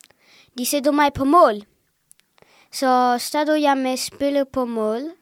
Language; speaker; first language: Danish; early bilingual, other home language; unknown